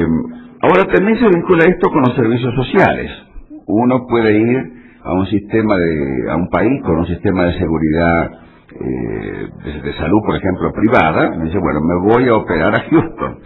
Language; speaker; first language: Spanish; native; Spanish